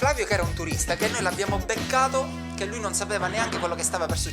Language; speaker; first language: Italian; native; Italian